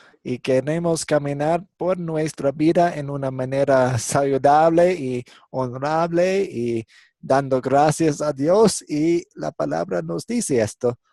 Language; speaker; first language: Spanish; non-native, fluent; English